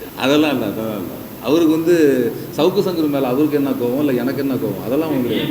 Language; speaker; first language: Tamil; native; Tamil